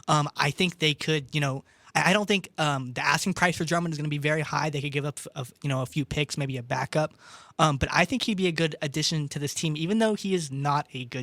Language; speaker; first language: English; native; English